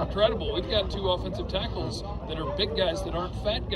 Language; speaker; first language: English; native; English